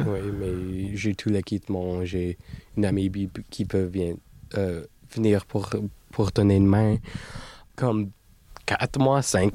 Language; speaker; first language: French; non-native, local second language; English